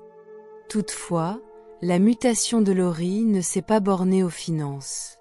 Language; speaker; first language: French; native; French